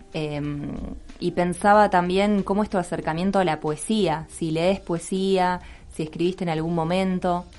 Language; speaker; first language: Spanish; native; Spanish